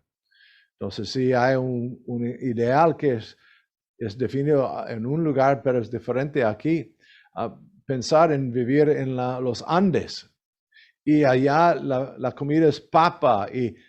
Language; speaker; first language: Spanish; non-native, learner; English